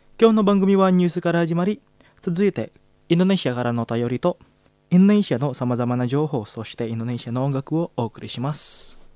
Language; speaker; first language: Japanese; non-native, fluent; Indonesian